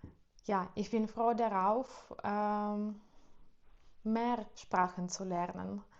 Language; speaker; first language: German; non-native, learner; Russian